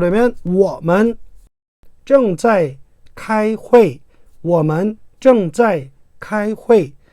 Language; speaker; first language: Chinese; non-native, fluent; Korean